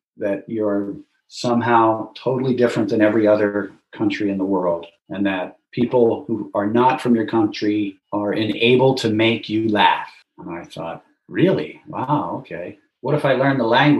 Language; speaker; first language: English; native; English